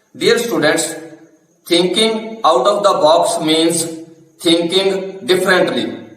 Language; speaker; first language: English; non-native, local second language; Punjabi